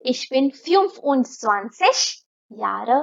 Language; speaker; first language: German; non-native, fluent; Hindi